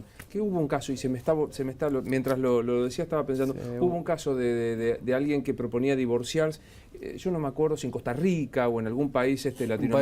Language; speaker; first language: Spanish; native; Spanish